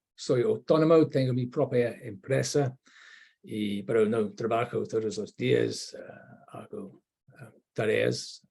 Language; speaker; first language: Spanish; non-native, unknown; English